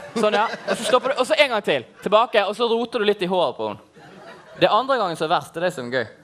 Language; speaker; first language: Norwegian; native; Norwegian